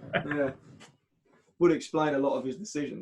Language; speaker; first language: English; native; English